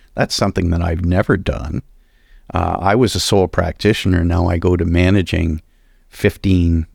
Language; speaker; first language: English; native; English